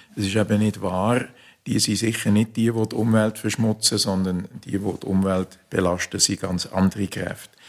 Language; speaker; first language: German; native; German